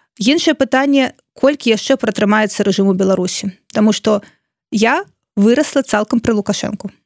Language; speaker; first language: Belarusian; non-native, local second language; Russian